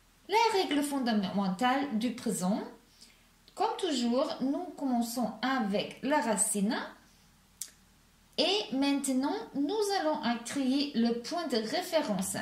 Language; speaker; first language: French; non-native, fluent; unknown